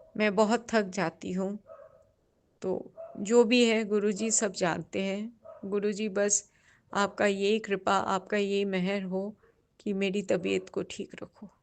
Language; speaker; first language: Hindi; non-native, local second language; Bangla